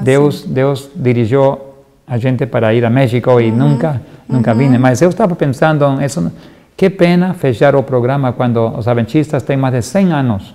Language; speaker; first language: Portuguese; non-native, fluent; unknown